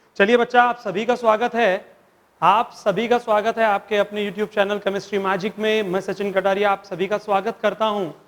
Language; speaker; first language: Hindi; native; Hindi